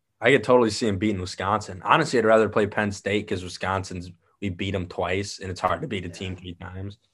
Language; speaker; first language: English; native; English